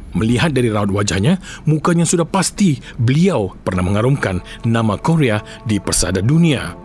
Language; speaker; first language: Malay; native; Malay